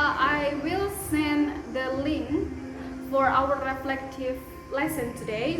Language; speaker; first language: English; non-native, fluent; Indonesian